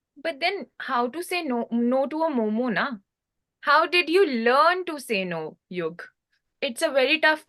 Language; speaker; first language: English; non-native, local second language; Hindi